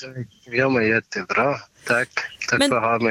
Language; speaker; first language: Swedish; non-native, learner; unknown